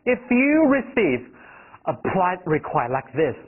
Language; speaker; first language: English; non-native, fluent; Chinese